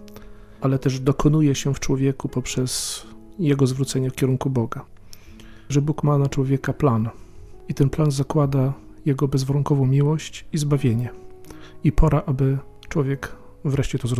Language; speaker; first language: Polish; native; Polish